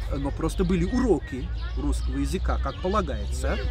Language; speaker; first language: Russian; non-native, fluent; English